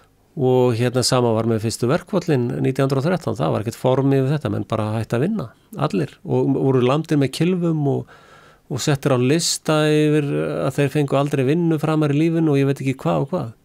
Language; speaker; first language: Icelandic; native; Icelandic